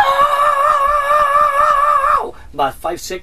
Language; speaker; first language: English; non-native, learner; Spanish